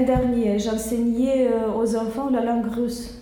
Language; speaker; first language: French; non-native, learner; Russian